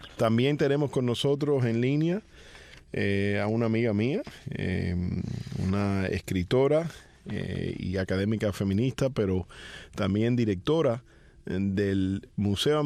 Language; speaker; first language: Spanish; early bilingual, heritage; Spanish